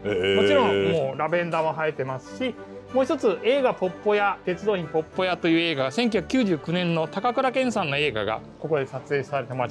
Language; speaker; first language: Japanese; native; Japanese